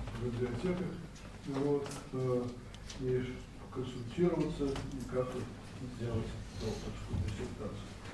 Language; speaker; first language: Russian; native; Russian